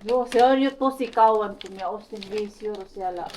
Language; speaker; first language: Finnish; non-native, learner; Filipino